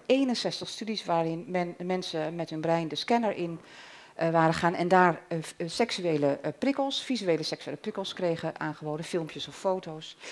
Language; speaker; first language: Dutch; native; Dutch